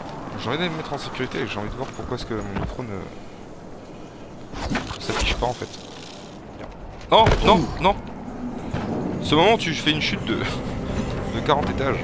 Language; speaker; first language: French; native; French